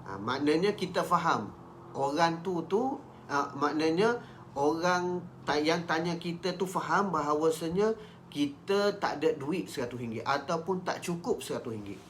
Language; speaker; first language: Malay; native; Malay